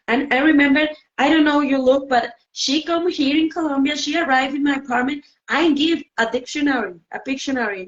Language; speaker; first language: English; non-native, learner; Spanish